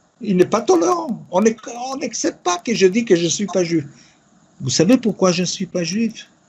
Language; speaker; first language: French; non-native, fluent; Yiddish